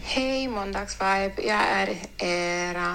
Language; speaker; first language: Swedish; non-native, learner; Estonian